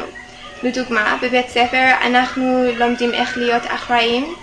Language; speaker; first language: Hebrew; non-native, fluent; English